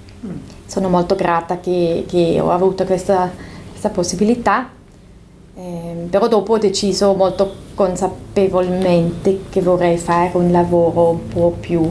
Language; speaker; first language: Italian; non-native, local second language; German